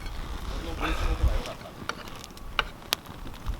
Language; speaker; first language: Japanese; native; Japanese